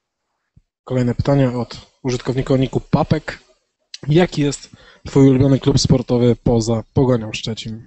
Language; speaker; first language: Polish; native; Polish